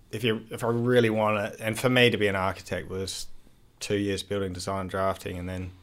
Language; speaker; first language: English; native; English